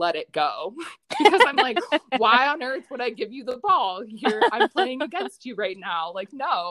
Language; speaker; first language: English; native; English